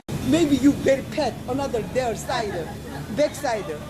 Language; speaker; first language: English; non-native, learner; Korean